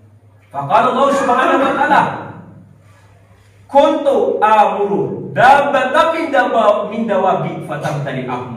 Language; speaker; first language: Arabic; non-native, learner; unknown